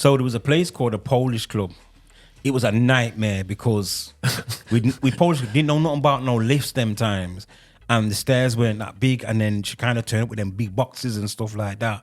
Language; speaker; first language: English; native; English